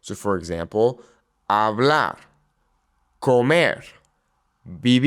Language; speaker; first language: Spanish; non-native, fluent; English